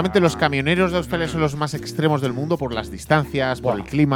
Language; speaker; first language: Spanish; native; Spanish